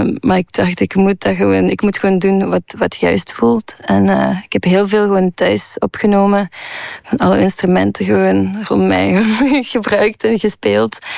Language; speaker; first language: Dutch; non-native, local second language; French